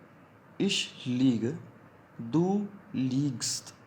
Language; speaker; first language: German; non-native, learner; Hindi